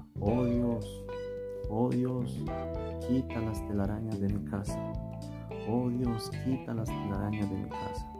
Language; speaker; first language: Spanish; native; Spanish